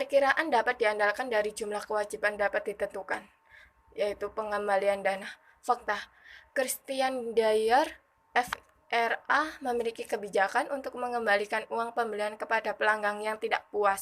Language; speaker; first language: Indonesian; native; Indonesian